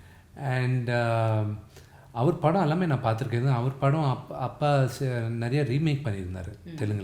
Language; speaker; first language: Tamil; non-native, local second language; Telugu